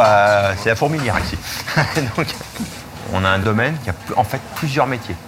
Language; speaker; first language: French; native; French